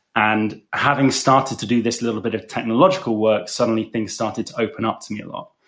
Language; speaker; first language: English; native; English